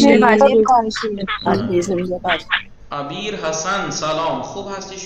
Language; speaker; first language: Persian; non-native, fluent; Urdu